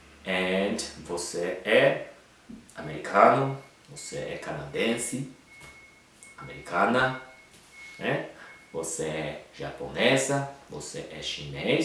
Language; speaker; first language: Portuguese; non-native, fluent; Japanese